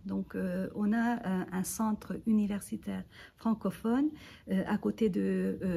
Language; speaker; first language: French; non-native, fluent; Hungarian